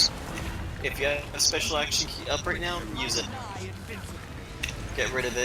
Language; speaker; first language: English; native; English